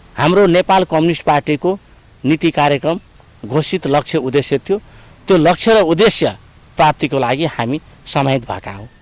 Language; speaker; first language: Nepali; non-native, local second language; Rana Tharu